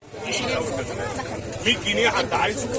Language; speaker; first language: Arabic; native; Arabic